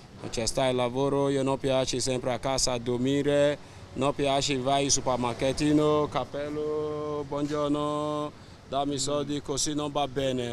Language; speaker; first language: Italian; non-native, learner; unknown